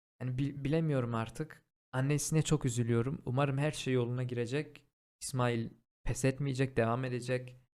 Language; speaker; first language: Turkish; early bilingual, heritage; Turkish